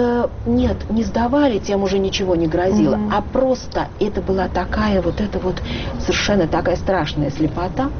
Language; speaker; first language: Russian; native; Russian